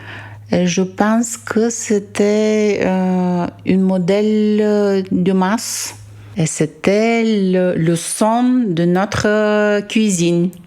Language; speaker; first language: French; non-native, fluent; Bulgarian